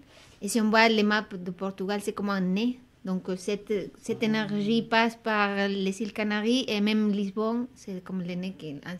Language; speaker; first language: French; non-native, fluent; Spanish